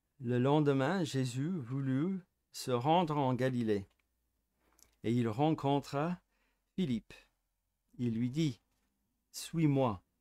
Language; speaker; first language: French; non-native, fluent; English